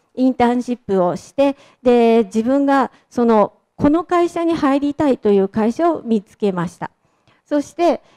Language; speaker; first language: Japanese; native; Japanese